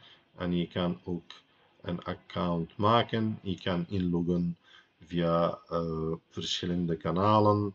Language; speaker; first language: Dutch; non-native, fluent; Arabic